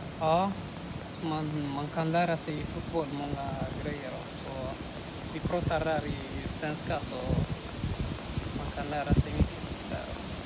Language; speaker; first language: Swedish; non-native, learner; Tigrinya